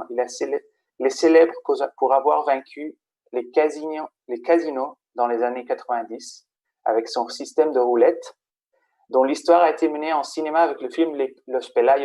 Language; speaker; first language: French; non-native, fluent; Spanish